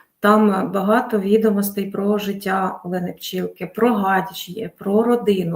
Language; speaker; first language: Ukrainian; native; Ukrainian